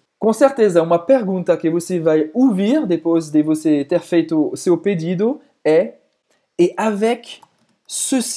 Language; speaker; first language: Portuguese; non-native, fluent; French